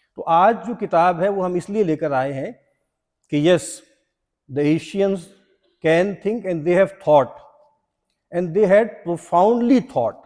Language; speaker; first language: Urdu; non-native, local second language; Punjabi